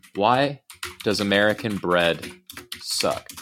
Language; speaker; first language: English; native; English